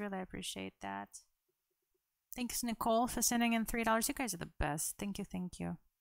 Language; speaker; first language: English; non-native, fluent; Russian